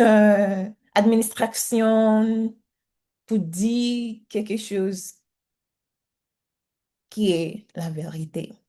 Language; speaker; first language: French; non-native, learner; English